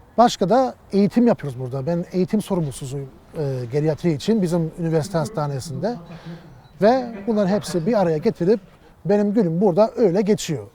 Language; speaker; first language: Turkish; early bilingual, heritage; Turkish